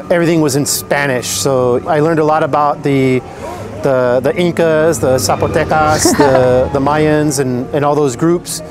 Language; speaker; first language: English; early bilingual, other home language; Spanish